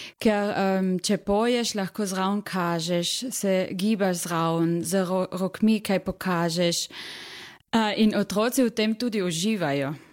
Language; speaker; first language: Slovenian; native; Slovenian